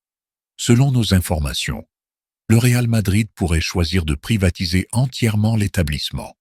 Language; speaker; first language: French; native; French